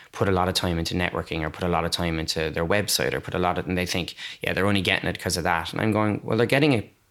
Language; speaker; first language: English; native; English